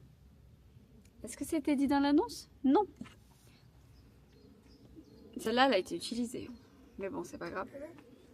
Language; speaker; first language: French; native; French